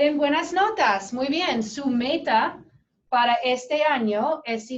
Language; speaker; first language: Spanish; non-native, fluent; English